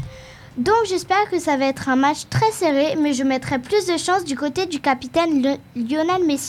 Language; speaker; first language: French; native; French